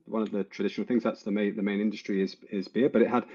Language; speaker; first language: English; native; English